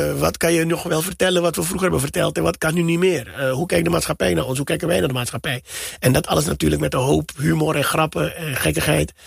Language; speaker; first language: Dutch; native; Dutch